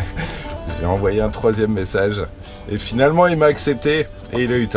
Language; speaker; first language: French; native; French